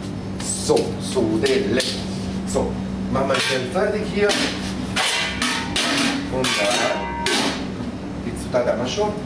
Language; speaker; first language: German; non-native, fluent; Italian